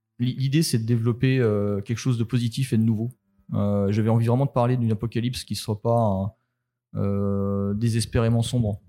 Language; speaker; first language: French; native; French